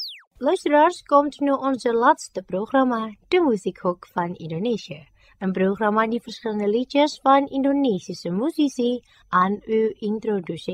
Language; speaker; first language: Dutch; non-native, learner; Indonesian